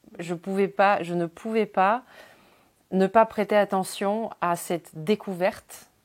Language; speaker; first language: French; non-native, fluent; Ukrainian